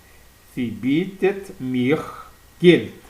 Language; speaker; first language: German; non-native, learner; Portuguese